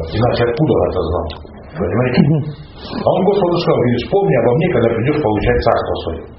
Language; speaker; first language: Russian; native; Russian